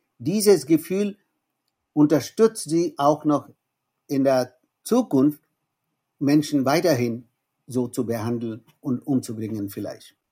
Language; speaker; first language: German; non-native, fluent; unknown